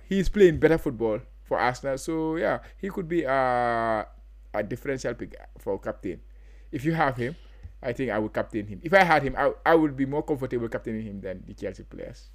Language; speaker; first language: English; non-native, local second language; Wolof